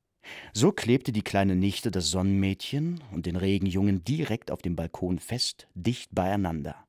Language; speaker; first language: German; native; German